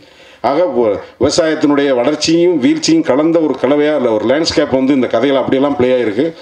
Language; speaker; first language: Tamil; native; Tamil